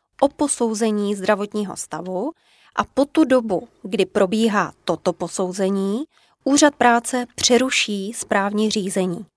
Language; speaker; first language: Czech; native; Czech